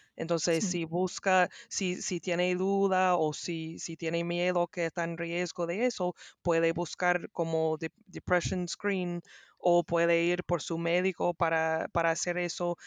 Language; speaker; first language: Spanish; non-native, learner; English